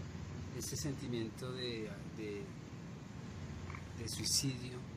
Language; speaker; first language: Spanish; native; Spanish